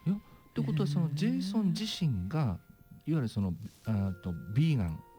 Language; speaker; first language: Japanese; native; Japanese